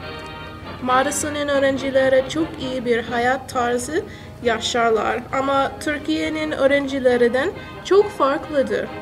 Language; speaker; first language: Turkish; non-native, learner; English